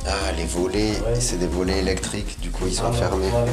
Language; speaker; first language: French; native; French